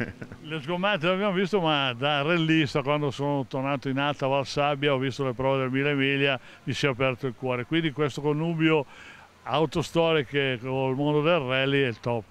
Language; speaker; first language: Italian; native; Italian